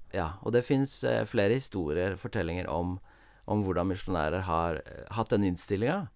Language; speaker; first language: Norwegian; early bilingual, heritage; Norwegian